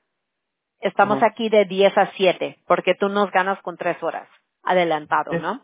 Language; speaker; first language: Spanish; early bilingual, heritage; English